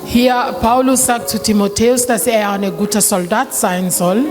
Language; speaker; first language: German; non-native, learner; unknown